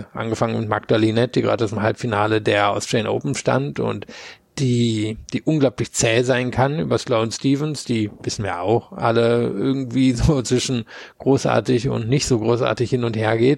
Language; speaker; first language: German; native; German